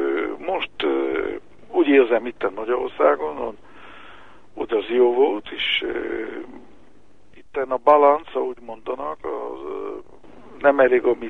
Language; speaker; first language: Hungarian; early bilingual, heritage; Hebrew